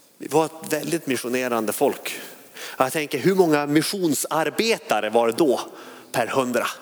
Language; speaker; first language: Swedish; native; Swedish